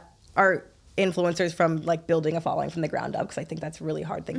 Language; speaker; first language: English; native; English